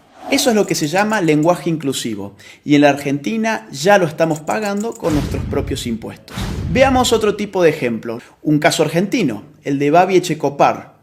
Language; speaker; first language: Spanish; native; Spanish